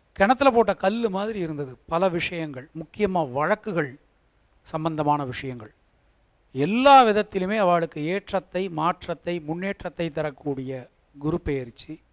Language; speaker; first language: Tamil; native; Tamil